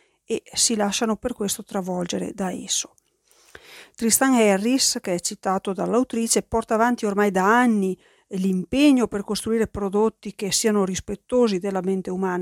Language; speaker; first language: Italian; native; Italian